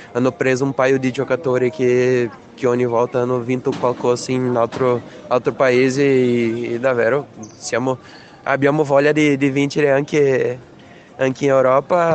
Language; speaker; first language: Italian; non-native, fluent; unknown